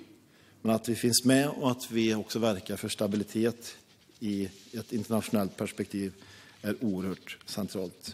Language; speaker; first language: Swedish; native; Swedish